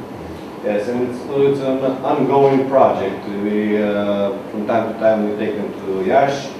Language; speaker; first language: English; non-native, learner; Romanian